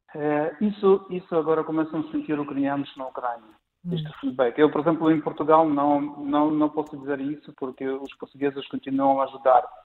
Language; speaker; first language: Portuguese; non-native, fluent; Ukrainian